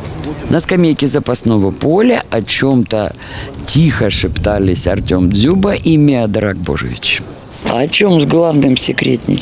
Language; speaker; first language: Russian; native; Russian